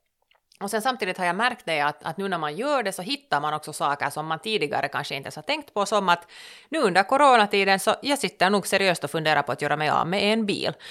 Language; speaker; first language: Swedish; native; Swedish